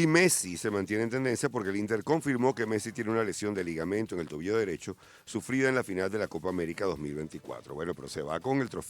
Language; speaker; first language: Spanish; native; Spanish